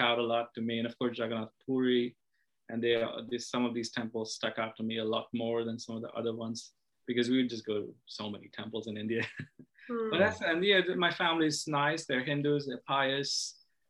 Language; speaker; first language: English; non-native, local second language; Hindi